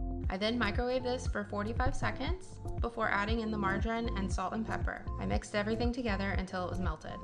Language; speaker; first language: English; native; English